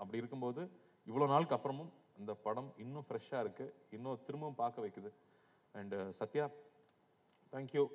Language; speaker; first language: Tamil; native; Tamil